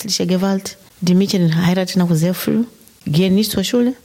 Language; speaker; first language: German; non-native, fluent; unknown